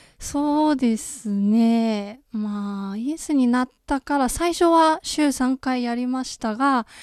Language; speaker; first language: Japanese; non-native, fluent; Chinese